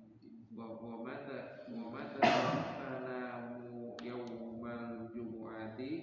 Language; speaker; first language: Arabic; non-native, learner; Indonesian